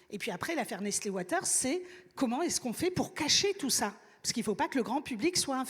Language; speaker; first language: French; native; French